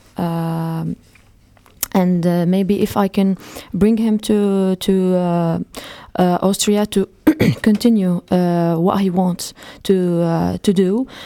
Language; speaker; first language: English; non-native, fluent; Arabic